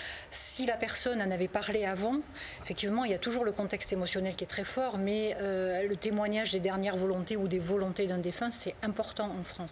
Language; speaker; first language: French; native; French